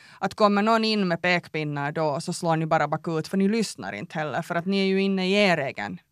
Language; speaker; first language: Swedish; native; Swedish